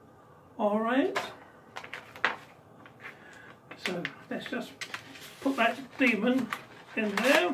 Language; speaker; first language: English; native; English